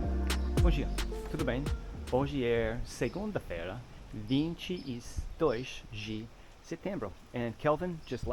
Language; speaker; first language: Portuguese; non-native, learner; English